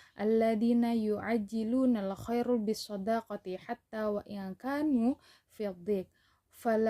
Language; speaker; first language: Arabic; non-native, learner; Indonesian